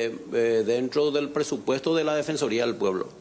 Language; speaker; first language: Spanish; native; Spanish